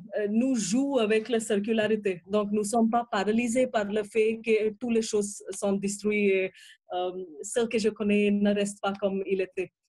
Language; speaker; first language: French; non-native, fluent; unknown